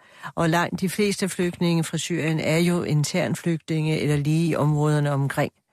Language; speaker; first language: Danish; native; Danish